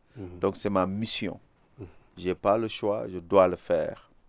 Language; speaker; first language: French; non-native, local second language; Wolof